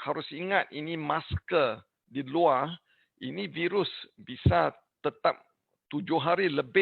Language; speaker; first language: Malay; non-native, learner; English